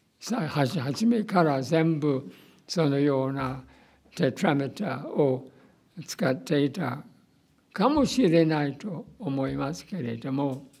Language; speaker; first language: Japanese; non-native, fluent; English